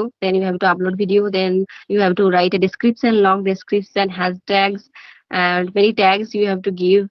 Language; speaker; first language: English; non-native, learner; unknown